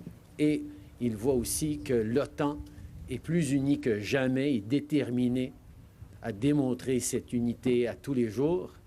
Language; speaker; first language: French; native; French